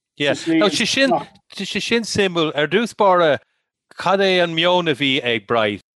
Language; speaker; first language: Irish; non-native, local second language; English